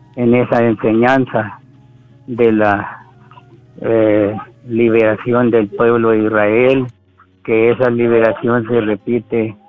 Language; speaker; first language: Spanish; native; Spanish